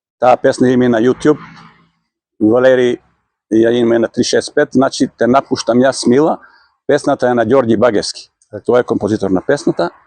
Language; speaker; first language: Macedonian; native; Macedonian